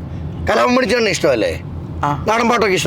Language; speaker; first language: Malayalam; native; Malayalam